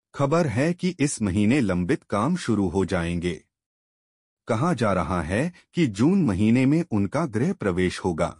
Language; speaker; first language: Hindi; non-native, local second language; Telugu